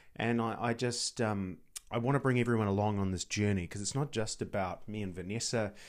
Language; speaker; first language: English; native; English